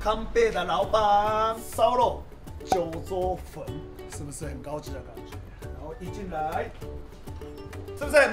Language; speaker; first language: Chinese; non-native, fluent; Japanese